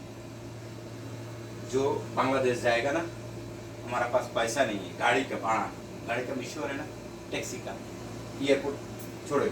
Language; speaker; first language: Hindi; non-native, learner; Bangla